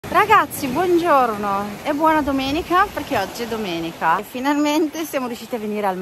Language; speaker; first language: Italian; native; Italian